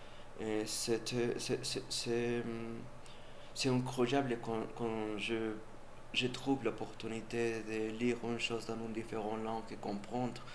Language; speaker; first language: French; non-native, learner; Spanish